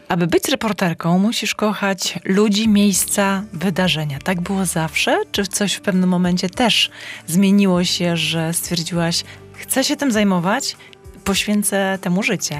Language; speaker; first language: Polish; native; Polish